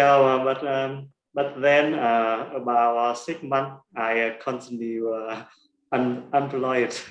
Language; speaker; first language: English; non-native, learner; Vietnamese